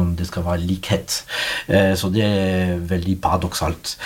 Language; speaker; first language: Norwegian; non-native, fluent; French